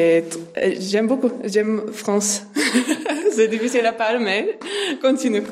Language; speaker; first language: French; non-native, learner; English